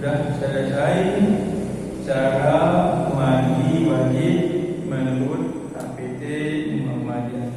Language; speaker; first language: Indonesian; native; Indonesian